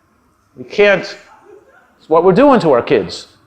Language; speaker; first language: English; native; English